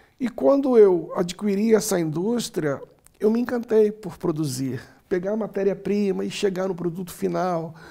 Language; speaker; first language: Portuguese; native; Portuguese